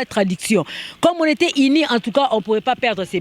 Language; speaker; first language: French; non-native, local second language; Lingala